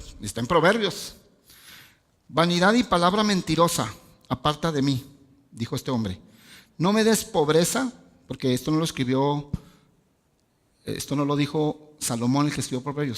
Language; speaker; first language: Spanish; native; Spanish